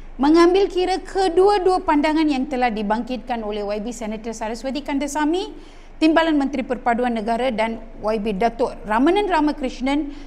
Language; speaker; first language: Malay; non-native, local second language; Tamil